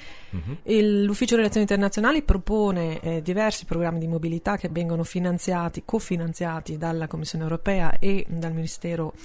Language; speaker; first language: Italian; native; Italian